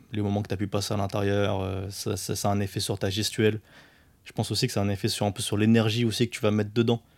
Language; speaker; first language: French; early bilingual, other home language; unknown